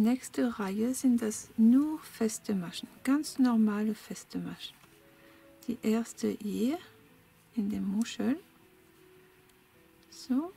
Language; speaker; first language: German; non-native, fluent; French